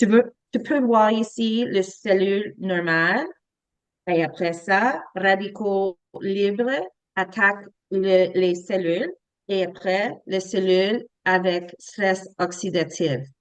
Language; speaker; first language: French; non-native, learner; English